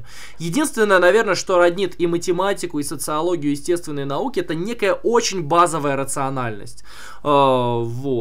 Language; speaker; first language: Russian; native; Russian